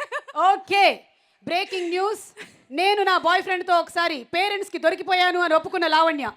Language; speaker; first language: Telugu; native; Telugu